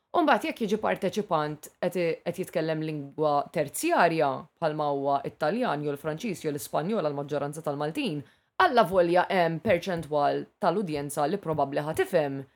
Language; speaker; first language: Maltese; native; Maltese